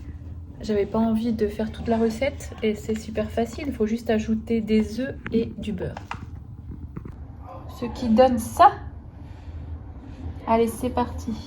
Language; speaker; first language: French; native; French